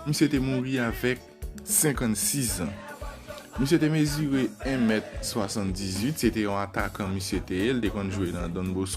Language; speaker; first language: French; non-native, learner; Haitian Creole